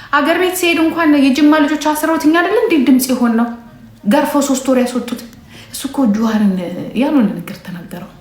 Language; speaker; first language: Amharic; non-native, local second language; Oromo